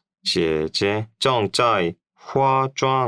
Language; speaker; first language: Chinese; non-native, learner; Korean